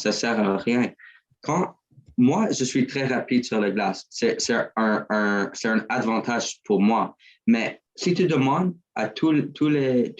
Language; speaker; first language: French; non-native, learner; English